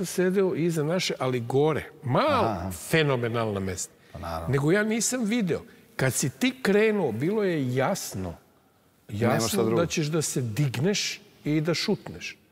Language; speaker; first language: Serbian; native; Serbian